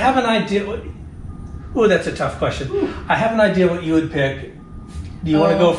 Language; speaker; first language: English; native; English